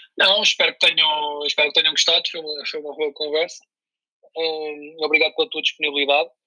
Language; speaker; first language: Portuguese; native; Portuguese